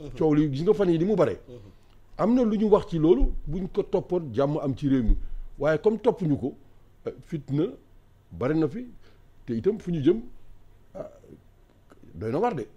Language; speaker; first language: Wolof; native; Wolof